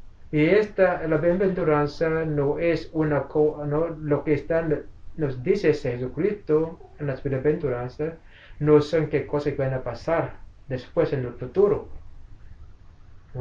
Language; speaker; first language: Spanish; non-native, fluent; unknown